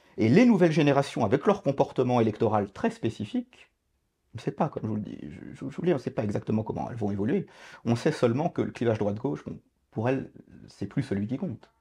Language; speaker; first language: French; native; French